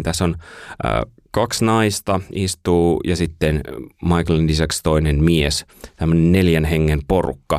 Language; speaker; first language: Finnish; native; Finnish